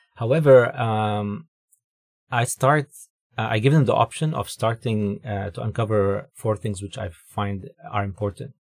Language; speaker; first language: English; non-native, fluent; Arabic